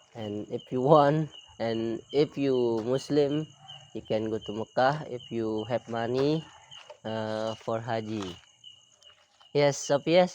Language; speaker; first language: English; non-native, learner; Indonesian